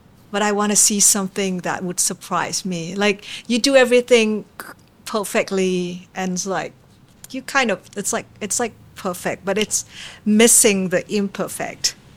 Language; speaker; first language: English; non-native, fluent; Vietnamese